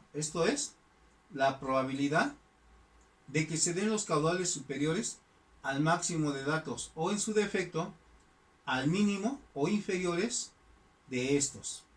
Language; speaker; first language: Spanish; native; Spanish